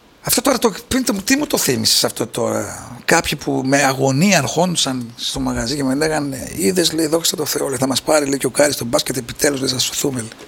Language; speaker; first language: Greek; native; Greek